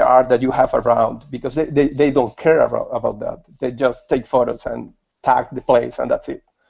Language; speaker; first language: English; non-native, learner; Spanish